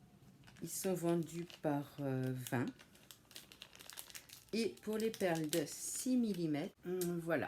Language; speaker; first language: French; native; French